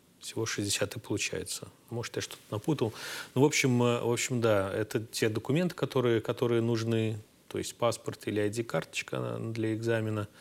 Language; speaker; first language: Russian; native; Russian